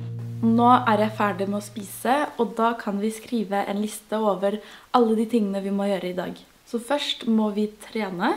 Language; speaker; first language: Norwegian; non-native, fluent; French